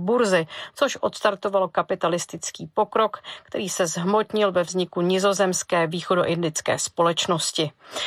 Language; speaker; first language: Czech; native; Czech